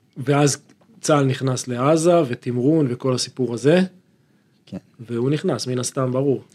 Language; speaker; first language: Hebrew; native; Hebrew